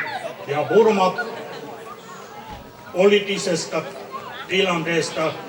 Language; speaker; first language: Finnish; non-native, fluent; Burmese